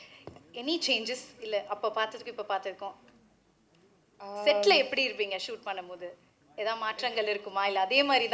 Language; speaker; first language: Tamil; native; Tamil